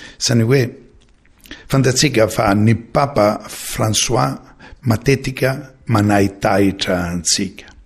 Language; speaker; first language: Malagasy; non-native, fluent; Maltese